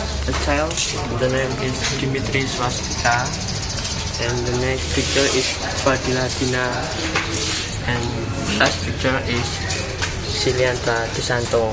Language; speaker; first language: English; non-native, learner; Indonesian